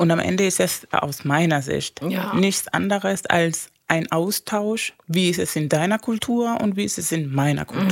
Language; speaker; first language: German; non-native, fluent; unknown